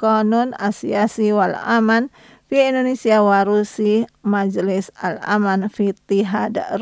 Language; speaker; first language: Arabic; non-native, fluent; Indonesian